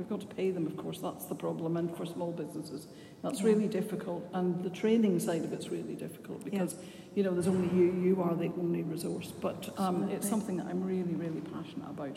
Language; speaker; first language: English; native; English